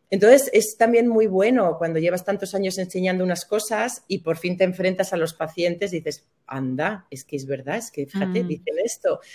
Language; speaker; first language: Spanish; native; Spanish